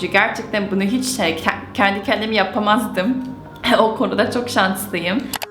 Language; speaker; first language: Turkish; non-native, fluent; Korean